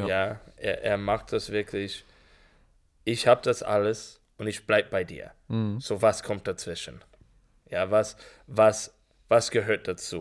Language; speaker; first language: German; non-native, learner; English